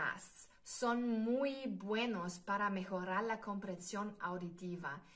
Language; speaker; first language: Spanish; non-native, fluent; German